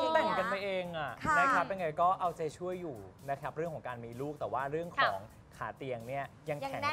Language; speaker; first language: Thai; native; Thai